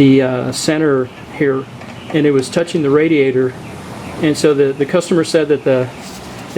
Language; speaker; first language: English; native; English